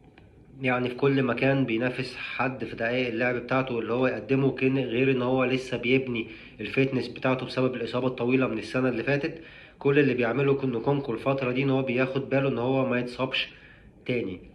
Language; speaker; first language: Arabic; native; Arabic